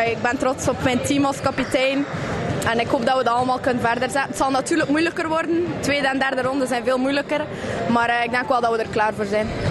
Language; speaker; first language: Dutch; native; Dutch